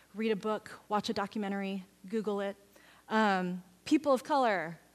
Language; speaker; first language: English; native; English